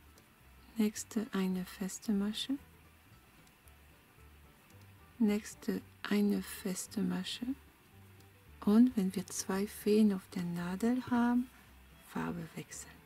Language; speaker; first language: German; non-native, fluent; French